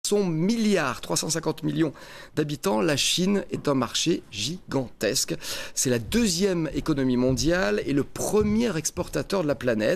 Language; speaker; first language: French; native; French